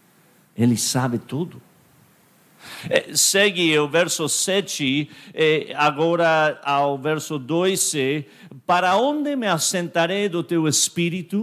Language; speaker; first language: Portuguese; non-native, fluent; English